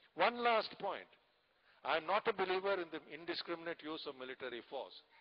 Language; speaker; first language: English; non-native, local second language; Tamil